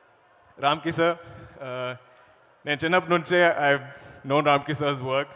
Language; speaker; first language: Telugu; non-native, learner; Malayalam